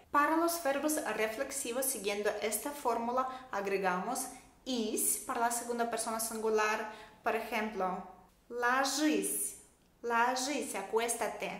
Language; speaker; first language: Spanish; non-native, fluent; Russian